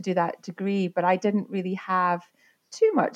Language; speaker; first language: English; native; English